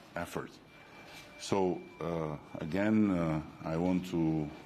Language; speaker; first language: English; non-native, fluent; Albanian